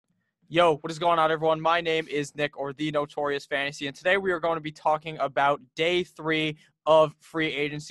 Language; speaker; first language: English; native; English